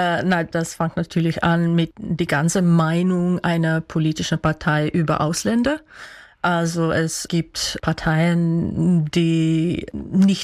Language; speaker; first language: German; non-native, fluent; Dutch